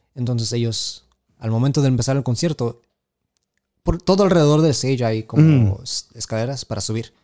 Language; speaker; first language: Spanish; early bilingual, heritage; Spanish